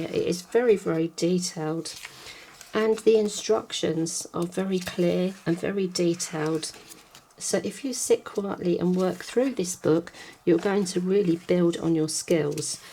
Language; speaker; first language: English; native; English